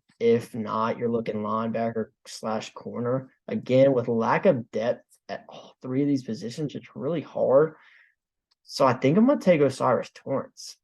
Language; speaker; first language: English; native; English